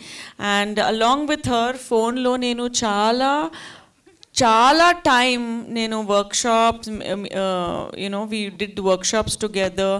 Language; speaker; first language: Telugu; non-native, learner; Hindi